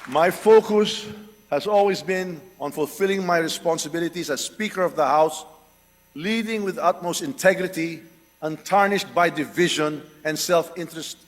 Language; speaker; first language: English; non-native, local second language; Filipino